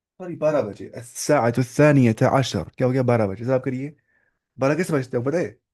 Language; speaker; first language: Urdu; non-native, local second language; Kashmiri